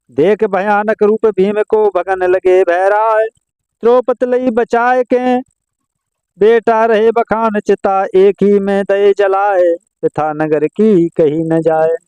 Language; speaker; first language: Hindi; native; Hindi